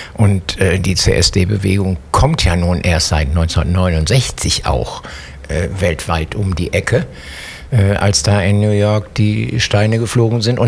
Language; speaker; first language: German; native; German